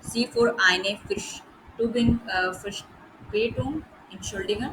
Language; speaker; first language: German; non-native, learner; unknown